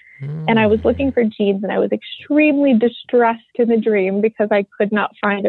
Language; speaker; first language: English; native; English